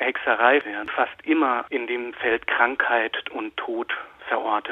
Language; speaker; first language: German; native; German